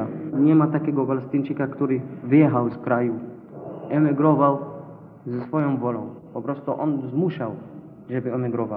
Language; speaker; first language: Polish; non-native, learner; Arabic